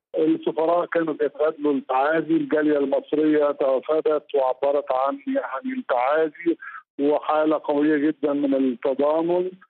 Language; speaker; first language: Egyptian Arabic; native; Egyptian Arabic